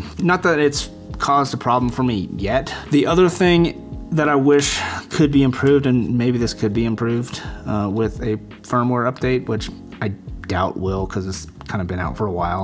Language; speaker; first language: English; native; English